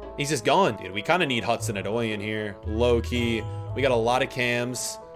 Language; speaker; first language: English; native; English